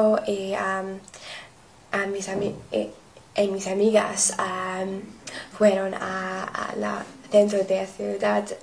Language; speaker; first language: Spanish; non-native, learner; English